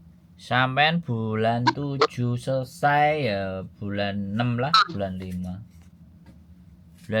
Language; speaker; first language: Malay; non-native, local second language; Javanese